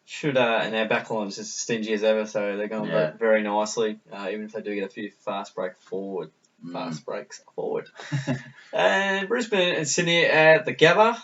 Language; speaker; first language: English; native; English